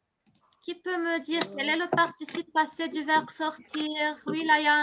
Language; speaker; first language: French; non-native, local second language; Arabic